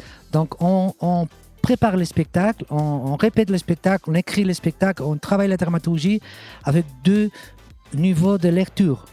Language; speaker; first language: French; non-native, fluent; Catalan